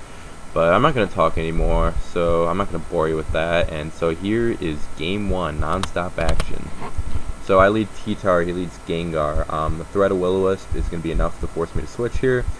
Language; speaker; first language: English; native; English